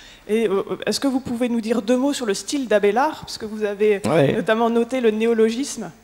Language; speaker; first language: French; native; French